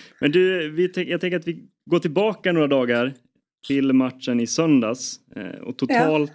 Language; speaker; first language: Swedish; native; Swedish